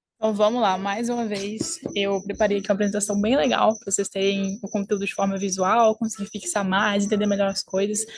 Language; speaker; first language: Portuguese; early bilingual, heritage; French